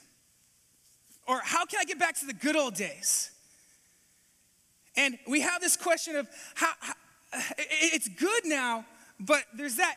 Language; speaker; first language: English; native; English